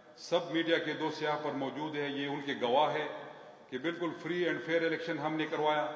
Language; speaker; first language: Urdu; non-native, local second language; Pashto